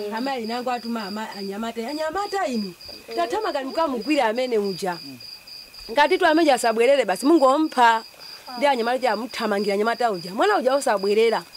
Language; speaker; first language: Nyanja; non-native, local second language; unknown